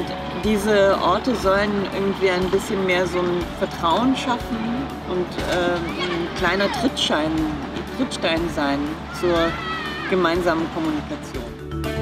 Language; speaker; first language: German; native; German